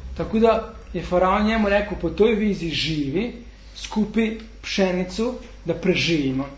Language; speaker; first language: Serbian; non-native, fluent; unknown